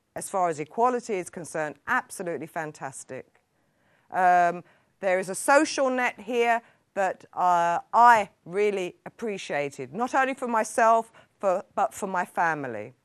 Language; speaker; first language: English; native; English